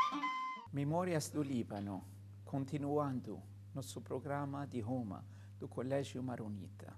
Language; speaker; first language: Portuguese; non-native, fluent; Arabic